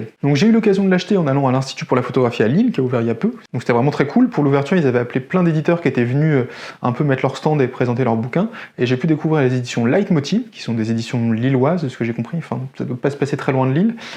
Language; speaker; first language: French; native; French